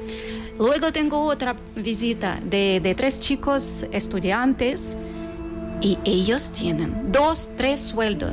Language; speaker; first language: Spanish; non-native, fluent; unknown